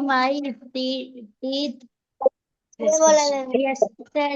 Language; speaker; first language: English; non-native, learner; Malayalam